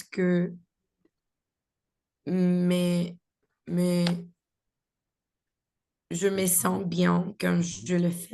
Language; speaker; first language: French; non-native, learner; Spanish